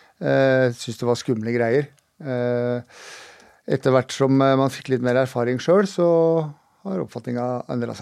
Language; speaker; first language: Norwegian; native; Norwegian